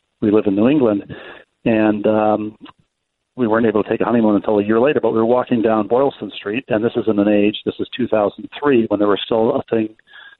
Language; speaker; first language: English; native; English